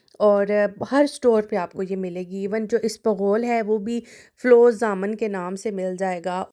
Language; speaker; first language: Urdu; native; Urdu